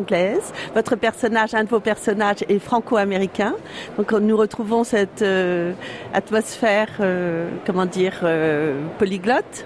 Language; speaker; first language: French; native; French